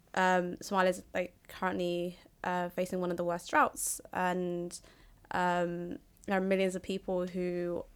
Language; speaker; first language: English; early bilingual, other home language; Somali